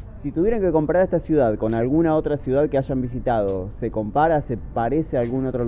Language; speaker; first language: Spanish; native; Spanish